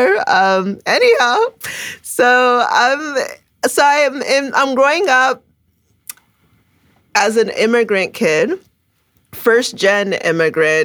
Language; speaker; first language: English; early bilingual, other home language; Akan